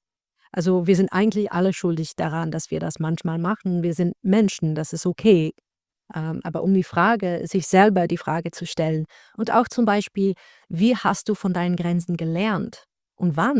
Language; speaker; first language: German; non-native, fluent; Dutch